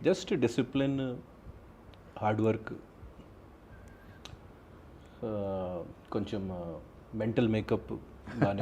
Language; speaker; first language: Telugu; non-native, fluent; Hindi